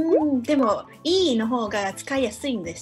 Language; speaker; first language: Japanese; non-native, fluent; Cantonese